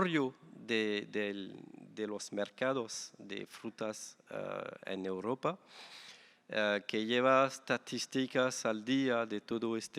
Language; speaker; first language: Spanish; non-native, fluent; French